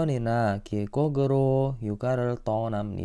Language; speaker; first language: Korean; non-native, fluent; Indonesian